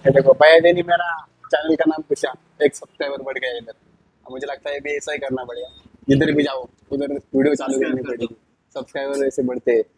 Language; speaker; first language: Hindi; non-native, local second language; Marathi